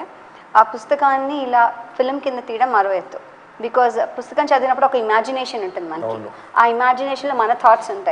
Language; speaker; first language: Telugu; native; Telugu